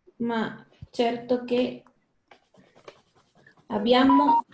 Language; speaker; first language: Italian; non-native, learner; Spanish